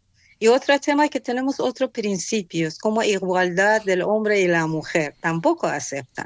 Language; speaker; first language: Spanish; non-native, fluent; Persian